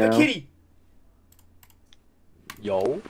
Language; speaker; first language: English; native; English